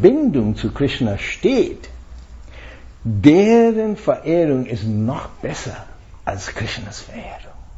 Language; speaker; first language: German; non-native, fluent; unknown